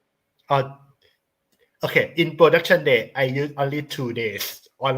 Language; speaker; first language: English; non-native, learner; Thai